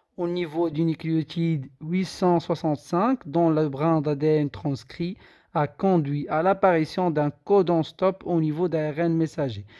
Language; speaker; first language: French; non-native, local second language; Arabic